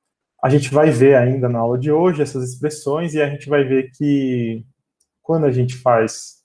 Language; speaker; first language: Portuguese; native; Portuguese